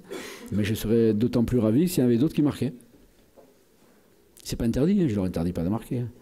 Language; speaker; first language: French; native; French